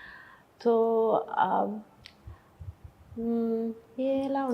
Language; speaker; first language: Telugu; non-native, learner; Bangla